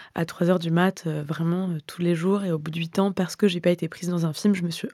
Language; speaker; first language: French; native; French